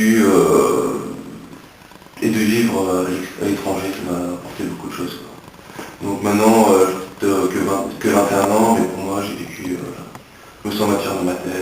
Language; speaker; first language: French; early bilingual, other home language; English